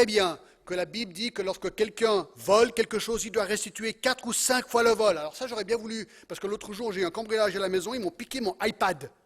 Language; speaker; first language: French; non-native, fluent; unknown